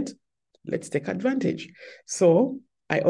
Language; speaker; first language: English; non-native, local second language; Ganda